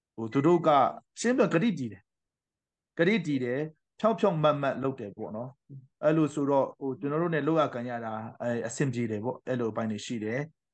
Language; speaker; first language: Burmese; non-native, local second language; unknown